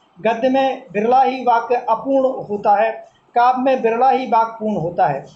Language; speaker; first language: Hindi; native; Hindi